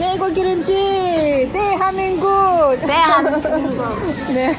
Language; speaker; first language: Korean; non-native, learner; Persian